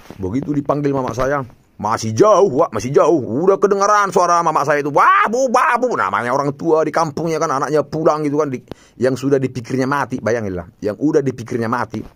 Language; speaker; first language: Indonesian; non-native, local second language; Batak Toba